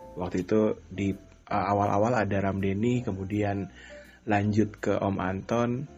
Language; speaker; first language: Indonesian; native; Indonesian